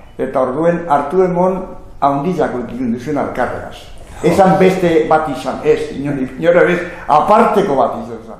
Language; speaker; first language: Basque; native; Basque